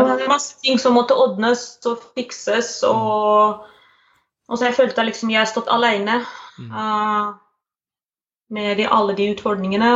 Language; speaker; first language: Norwegian; non-native, fluent; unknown